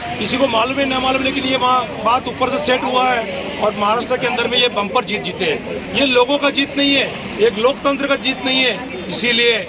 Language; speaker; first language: Hindi; non-native, local second language; Marathi